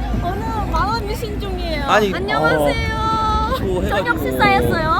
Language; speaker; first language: Korean; non-native, fluent; Vietnamese